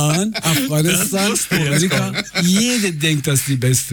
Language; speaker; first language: German; non-native, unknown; Persian